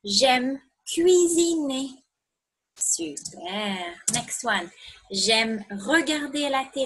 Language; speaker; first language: French; non-native, fluent; English